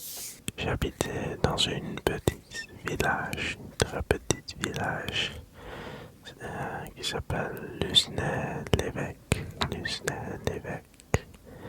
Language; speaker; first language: French; early bilingual, other home language; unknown